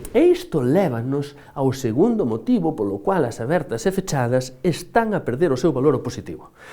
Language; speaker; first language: Galician; native; Galician